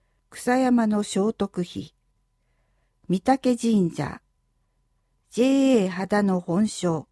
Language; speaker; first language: Japanese; native; Japanese